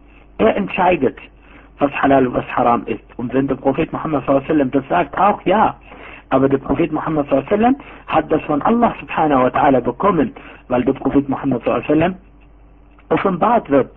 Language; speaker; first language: German; non-native, fluent; Arabic